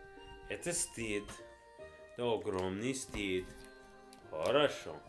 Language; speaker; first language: Russian; non-native, learner; English